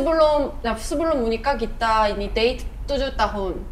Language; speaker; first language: Indonesian; non-native, learner; Korean